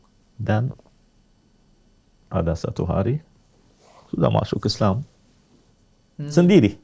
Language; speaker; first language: Indonesian; non-native, learner; Arabic